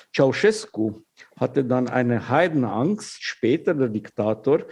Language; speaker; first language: German; non-native, fluent; Russian